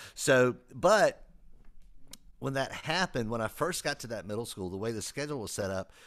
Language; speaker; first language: English; native; English